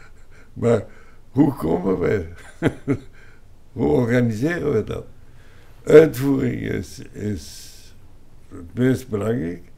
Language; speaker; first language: Dutch; non-native, local second language; French